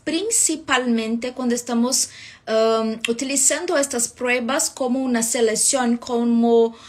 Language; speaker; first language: Spanish; non-native, fluent; Portuguese